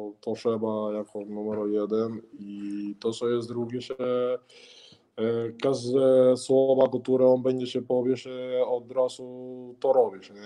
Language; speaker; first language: Polish; non-native, learner; Spanish